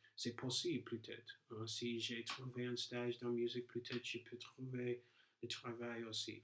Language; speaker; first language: French; non-native, learner; English